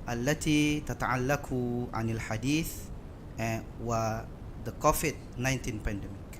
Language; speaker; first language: Arabic; non-native, local second language; Indonesian